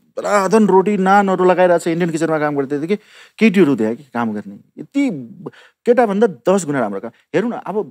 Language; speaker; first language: Nepali; non-native, local second language; Maithili